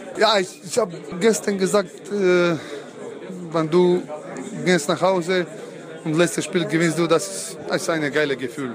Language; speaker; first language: German; non-native, learner; Croatian